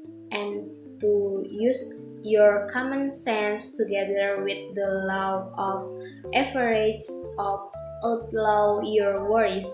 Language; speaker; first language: English; non-native, fluent; Indonesian